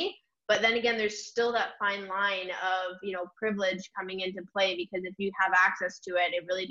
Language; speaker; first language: English; native; English